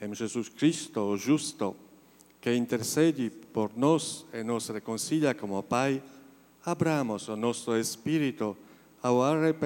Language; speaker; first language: Spanish; non-native, fluent; Polish